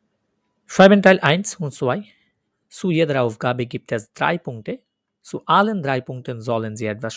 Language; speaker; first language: German; non-native, fluent; Bangla